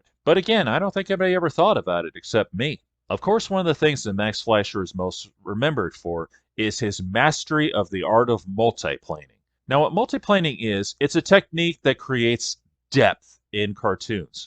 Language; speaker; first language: English; native; English